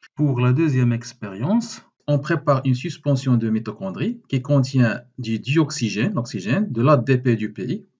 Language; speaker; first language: French; non-native, local second language; Arabic